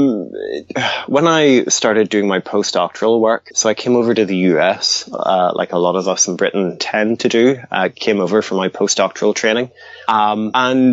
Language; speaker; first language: English; native; English